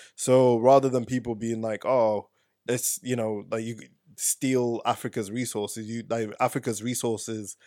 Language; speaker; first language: English; native; English